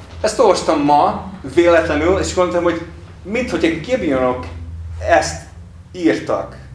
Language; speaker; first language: Hungarian; non-native, fluent; English